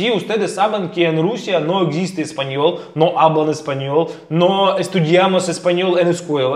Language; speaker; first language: Spanish; non-native, fluent; Russian